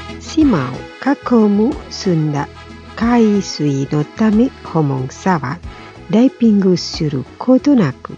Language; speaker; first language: Japanese; non-native, fluent; Indonesian